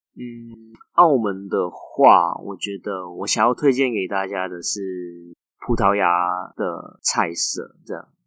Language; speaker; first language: Chinese; non-native, fluent; Cantonese